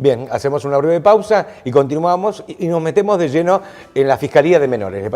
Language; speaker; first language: Spanish; native; Spanish